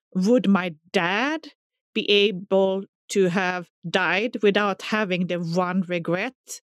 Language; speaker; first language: English; non-native, fluent; Swedish